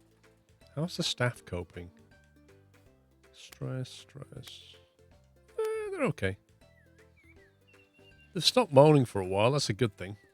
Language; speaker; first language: English; native; English